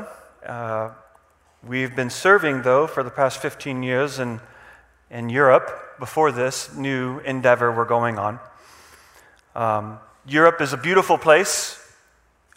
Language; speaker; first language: English; non-native, fluent; Czech